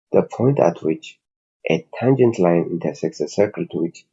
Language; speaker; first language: English; non-native, local second language; Amharic